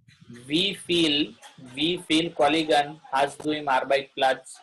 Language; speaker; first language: German; non-native, learner; Gujarati